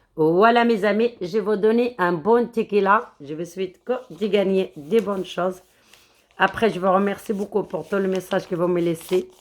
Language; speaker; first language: French; non-native, local second language; Arabic